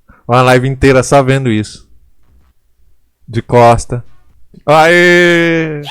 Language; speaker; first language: Portuguese; native; Portuguese